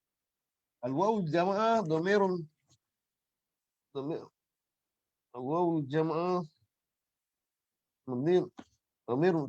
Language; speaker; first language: Arabic; non-native, fluent; Malay